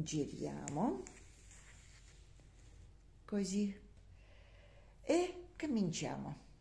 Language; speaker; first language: Italian; non-native, learner; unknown